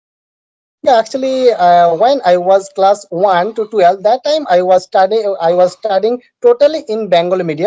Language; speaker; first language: English; non-native, learner; Bangla